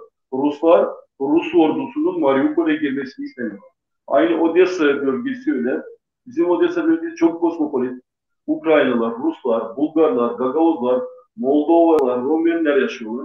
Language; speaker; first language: Turkish; non-native, local second language; Gagauz